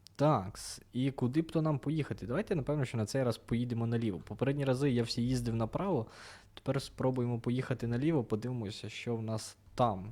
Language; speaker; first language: Ukrainian; non-native, local second language; Russian